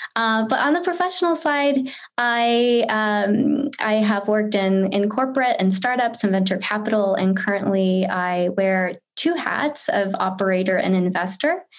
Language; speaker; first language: English; early bilingual, other home language; Spanish